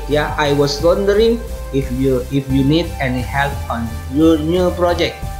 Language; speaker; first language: English; non-native, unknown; Indonesian